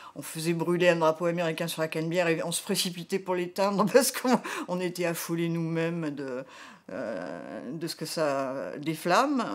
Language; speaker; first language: French; native; French